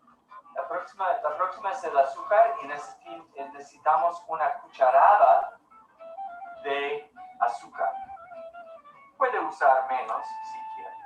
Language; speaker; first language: Spanish; non-native, learner; English